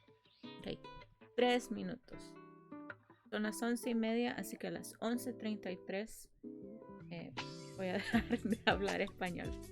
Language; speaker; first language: Spanish; early bilingual, heritage; Spanish